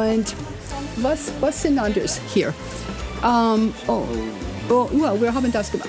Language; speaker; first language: German; non-native, learner; English